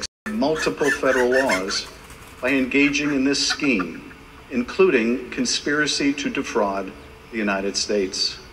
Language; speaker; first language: English; native; English